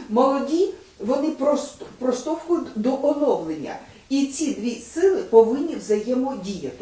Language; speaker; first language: Ukrainian; native; Ukrainian